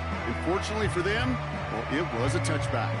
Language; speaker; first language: English; native; English